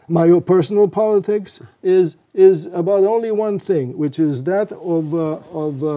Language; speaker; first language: English; non-native, fluent; Romanian